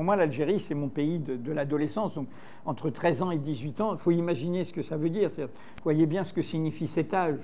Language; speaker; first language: French; native; French